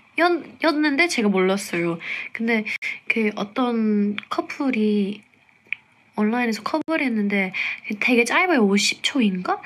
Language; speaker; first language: Korean; non-native, fluent; English